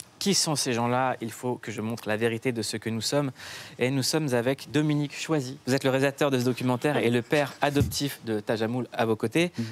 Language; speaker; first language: French; native; French